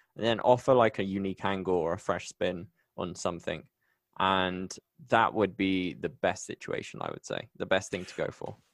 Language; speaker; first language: English; native; English